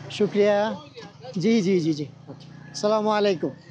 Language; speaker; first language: Hindi; non-native, fluent; Bangla